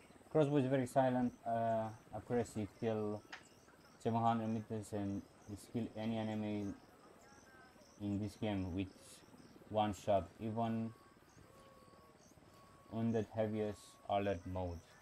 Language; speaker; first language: English; non-native, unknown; Romanian